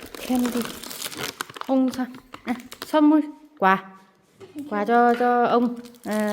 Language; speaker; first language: Korean; non-native, learner; Vietnamese